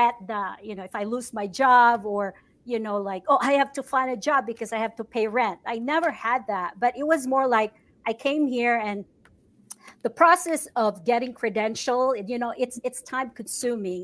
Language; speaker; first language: English; non-native, local second language; Cebuano